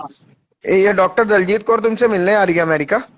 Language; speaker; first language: Hindi; native; Hindi